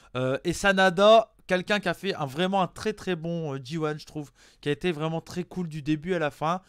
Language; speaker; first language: French; native; French